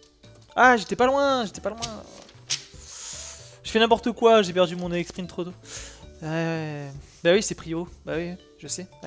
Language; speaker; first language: French; native; French